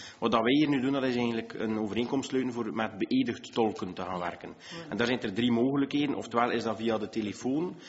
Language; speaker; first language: Dutch; native; Dutch